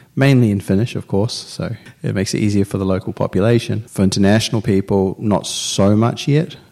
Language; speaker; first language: English; native; English